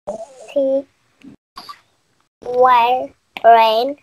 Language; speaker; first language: English; non-native, learner; Arabic